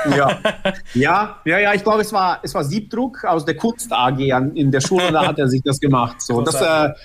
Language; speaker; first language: German; early bilingual, other home language; Bosnian